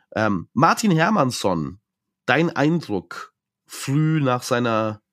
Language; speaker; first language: German; native; German